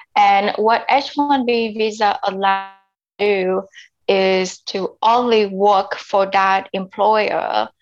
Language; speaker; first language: English; non-native, fluent; Vietnamese